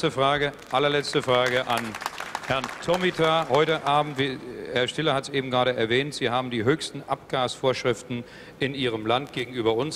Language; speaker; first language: German; native; German